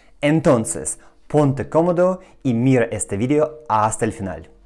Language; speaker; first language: Spanish; non-native, fluent; Russian